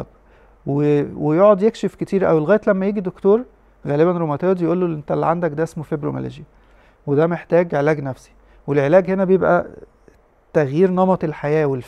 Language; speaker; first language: Arabic; native; Arabic